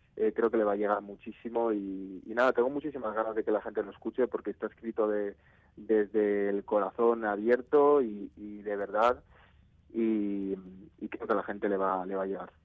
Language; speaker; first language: Spanish; native; Spanish